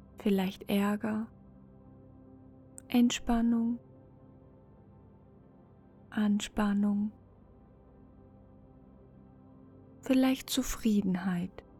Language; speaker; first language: German; native; German